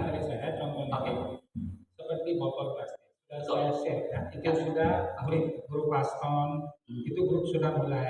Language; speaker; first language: Indonesian; non-native, fluent; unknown